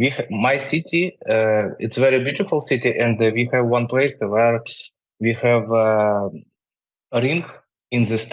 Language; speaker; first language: English; non-native, learner; Ukrainian